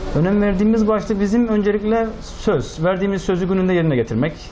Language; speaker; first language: Turkish; native; Turkish